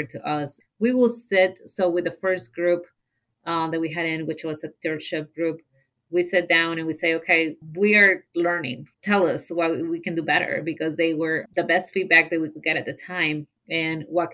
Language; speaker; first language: English; non-native, fluent; Spanish